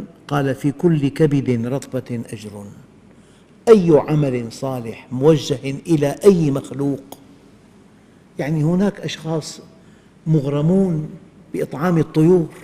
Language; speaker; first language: Arabic; native; Arabic